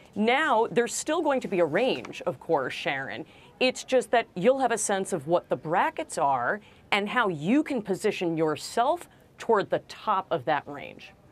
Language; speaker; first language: English; native; English